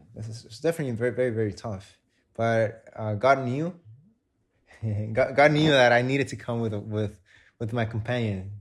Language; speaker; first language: English; non-native, fluent; Spanish